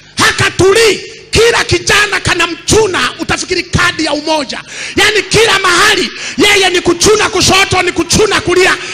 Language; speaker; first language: Swahili; native; Swahili